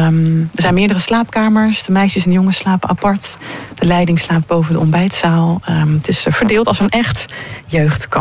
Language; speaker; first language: Dutch; native; Dutch